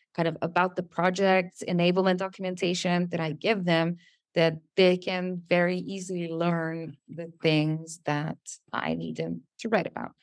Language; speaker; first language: English; non-native, fluent; Serbian